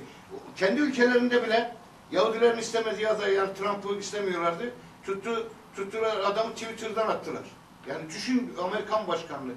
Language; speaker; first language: Turkish; native; Turkish